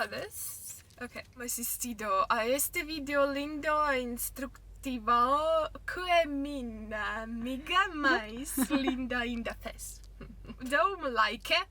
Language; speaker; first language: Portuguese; non-native, learner; English